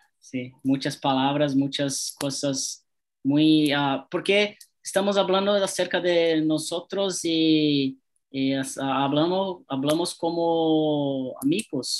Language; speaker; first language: Spanish; non-native, learner; Portuguese